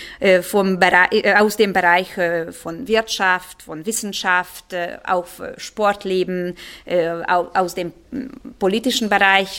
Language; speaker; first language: German; non-native, fluent; Hungarian